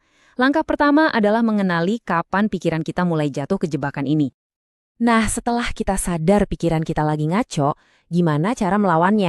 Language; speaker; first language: Indonesian; native; Indonesian